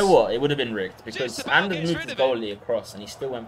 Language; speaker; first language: English; native; English